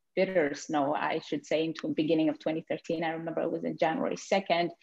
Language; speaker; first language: English; non-native, fluent; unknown